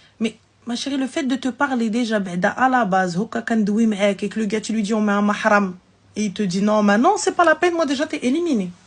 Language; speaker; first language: French; early bilingual, other home language; Arabic